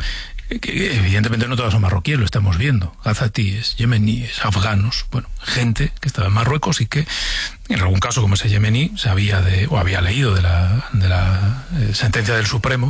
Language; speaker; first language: Spanish; native; Spanish